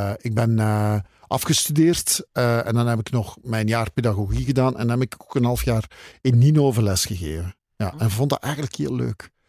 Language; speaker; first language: Dutch; native; Dutch